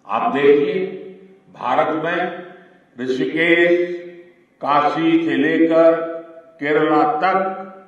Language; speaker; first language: Hindi; non-native, local second language; Gujarati